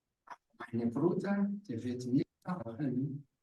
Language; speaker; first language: German; non-native, fluent; Rundi